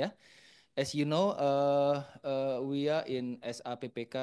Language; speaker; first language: English; non-native, fluent; Indonesian